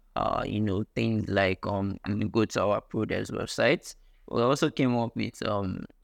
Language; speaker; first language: English; non-native, local second language; Ibibio